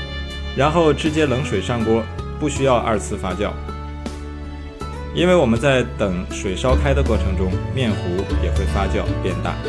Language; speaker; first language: Chinese; native; Chinese